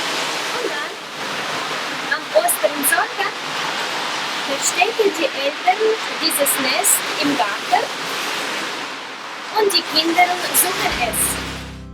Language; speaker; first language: German; non-native, fluent; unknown